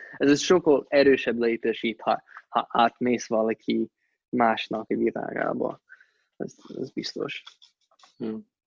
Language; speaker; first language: Hungarian; non-native, fluent; English